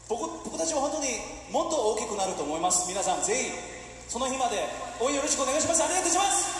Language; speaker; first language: Japanese; non-native, learner; Korean